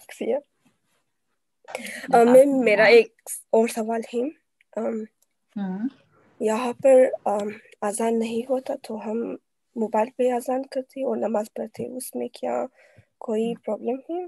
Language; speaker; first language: Hindi; early bilingual, heritage; Urdu